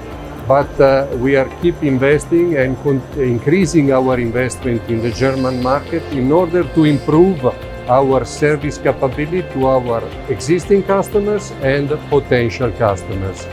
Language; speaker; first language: English; non-native, fluent; Italian